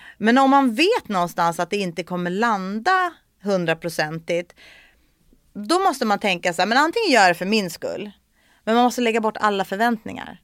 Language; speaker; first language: Swedish; native; Swedish